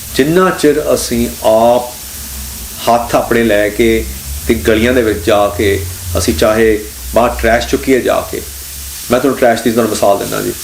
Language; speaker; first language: Punjabi; early bilingual, heritage; Punjabi